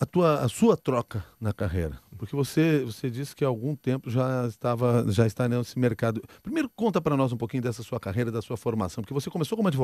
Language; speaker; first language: Portuguese; native; Portuguese